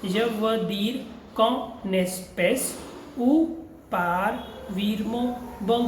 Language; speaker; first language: French; non-native, fluent; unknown